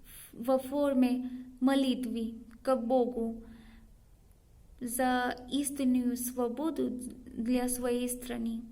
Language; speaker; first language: Russian; non-native, learner; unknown